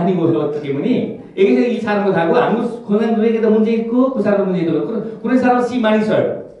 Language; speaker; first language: Korean; non-native, fluent; Nepali